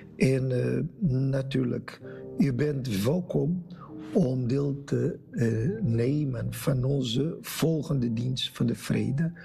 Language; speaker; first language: Dutch; non-native, fluent; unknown